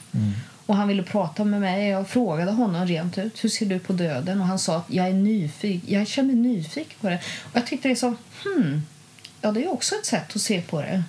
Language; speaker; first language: Swedish; native; Swedish